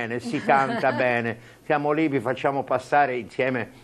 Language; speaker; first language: Italian; native; Italian